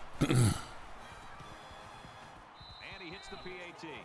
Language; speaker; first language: English; native; English